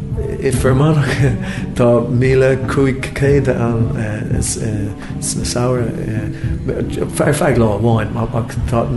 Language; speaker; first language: Irish; non-native, local second language; English